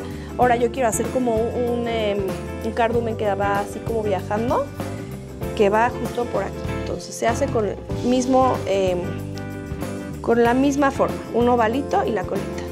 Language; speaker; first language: Spanish; native; Spanish